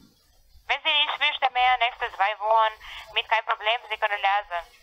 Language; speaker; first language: German; non-native, learner; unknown